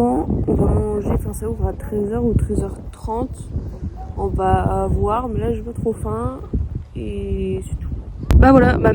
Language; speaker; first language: French; native; French